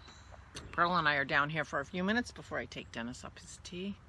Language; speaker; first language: English; native; English